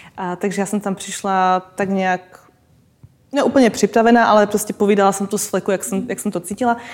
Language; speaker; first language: Czech; non-native, local second language; Slovak